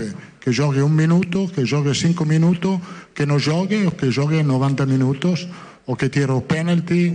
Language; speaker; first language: Portuguese; non-native, fluent; Italian